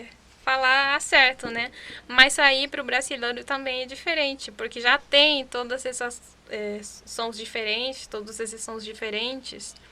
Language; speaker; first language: Portuguese; non-native, fluent; Spanish